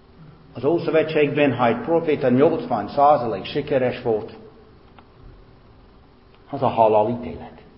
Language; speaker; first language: Hungarian; non-native, fluent; English